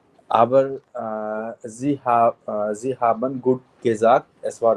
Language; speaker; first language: German; non-native, fluent; Hindi